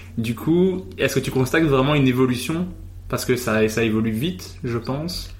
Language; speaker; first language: French; native; French